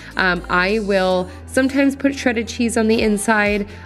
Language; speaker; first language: English; native; English